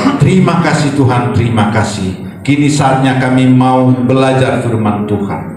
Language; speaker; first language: Indonesian; non-native, local second language; Batak Toba